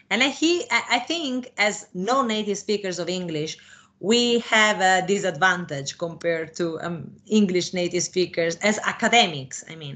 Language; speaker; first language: English; non-native, fluent; Italian